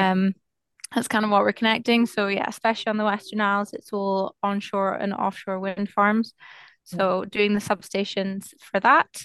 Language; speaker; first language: English; native; English